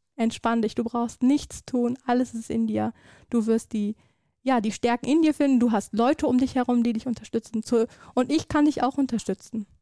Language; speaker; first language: German; early bilingual, other home language; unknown